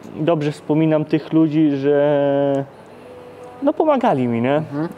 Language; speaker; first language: Polish; native; Polish